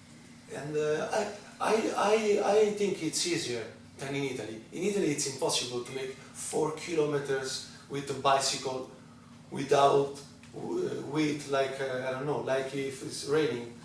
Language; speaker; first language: English; non-native, learner; Italian